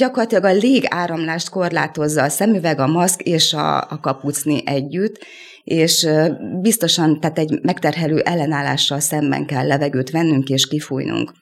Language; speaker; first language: Hungarian; native; Hungarian